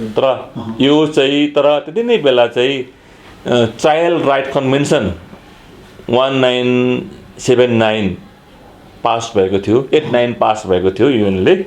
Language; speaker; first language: Nepali; non-native, local second language; Eastern Tamang